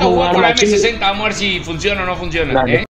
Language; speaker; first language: Spanish; native; Spanish